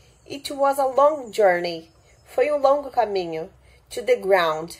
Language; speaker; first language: English; non-native, fluent; Portuguese